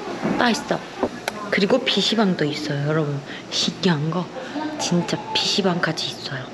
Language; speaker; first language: Korean; non-native, learner; Turkish